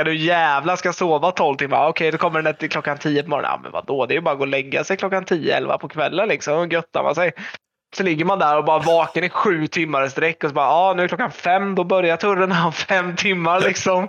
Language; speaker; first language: Swedish; native; Swedish